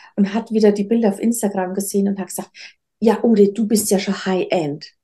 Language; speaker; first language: German; native; German